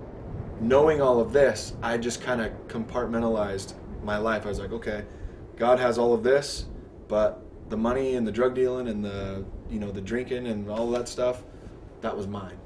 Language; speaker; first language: English; native; English